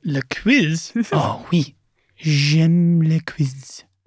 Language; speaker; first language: French; non-native, learner; English